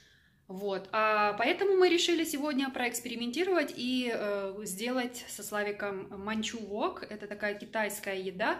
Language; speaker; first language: Russian; native; Russian